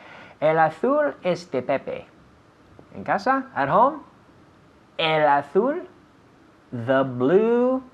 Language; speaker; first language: Spanish; non-native, fluent; English